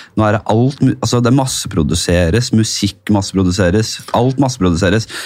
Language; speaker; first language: Norwegian; native; Norwegian